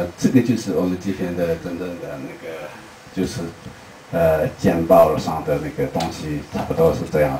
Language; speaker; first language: Chinese; non-native, local second language; Tibetan